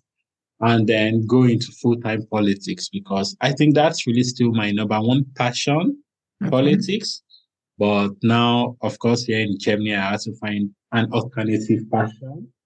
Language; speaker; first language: English; non-native, local second language; Yoruba